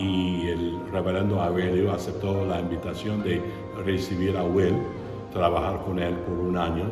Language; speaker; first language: Spanish; non-native, fluent; English